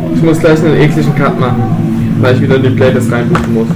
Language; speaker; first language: German; native; German